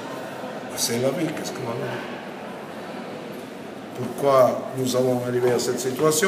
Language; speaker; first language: French; non-native, learner; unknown